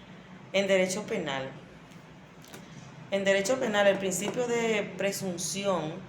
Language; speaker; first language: Spanish; native; Spanish